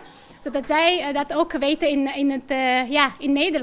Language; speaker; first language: Dutch; non-native, local second language; Ukrainian